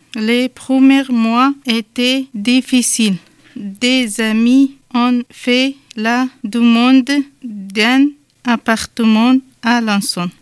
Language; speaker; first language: French; non-native, learner; Persian